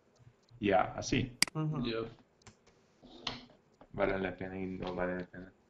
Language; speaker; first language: Spanish; non-native, learner; English